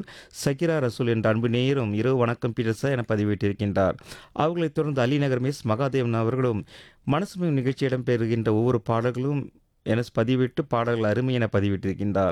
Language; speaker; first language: Tamil; native; Tamil